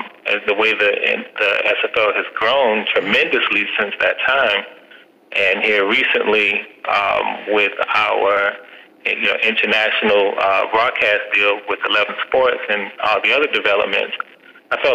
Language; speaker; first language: English; native; English